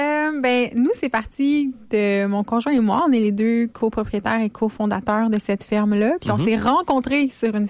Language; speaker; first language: French; native; French